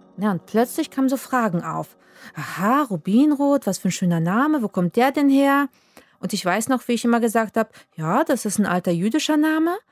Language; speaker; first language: German; early bilingual, other home language; Polish